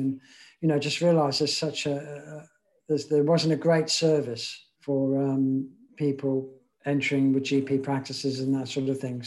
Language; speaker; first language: English; native; English